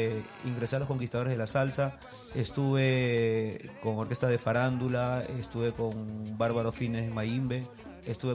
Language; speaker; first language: Spanish; native; Spanish